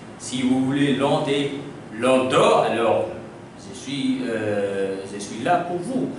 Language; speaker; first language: French; non-native, fluent; Hindi